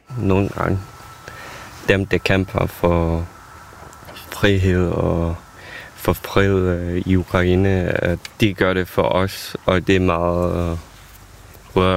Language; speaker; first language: Danish; non-native, learner; Ukrainian